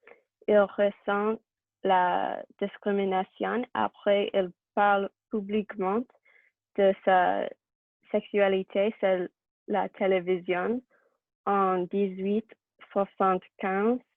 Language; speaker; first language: French; non-native, learner; English